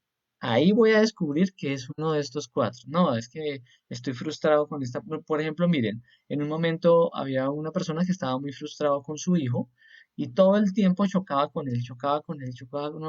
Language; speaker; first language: Spanish; native; Spanish